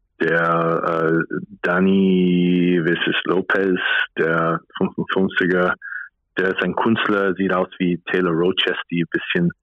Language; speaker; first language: German; non-native, fluent; English